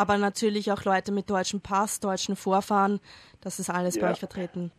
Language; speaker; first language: German; native; German